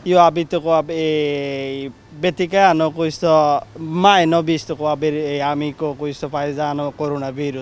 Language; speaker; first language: Italian; non-native, learner; Bangla